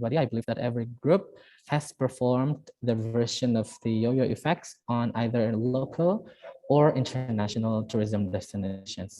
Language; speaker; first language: English; non-native, fluent; Indonesian